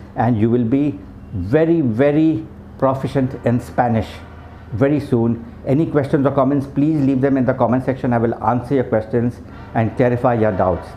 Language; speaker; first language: English; non-native, local second language; Urdu